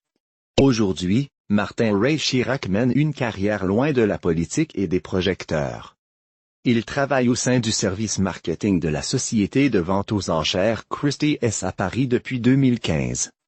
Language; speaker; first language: French; native; French